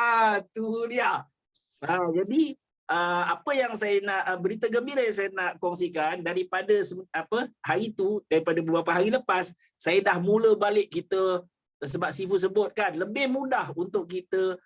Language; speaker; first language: Malay; native; Malay